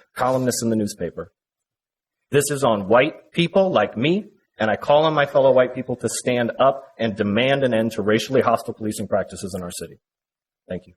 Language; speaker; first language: English; native; English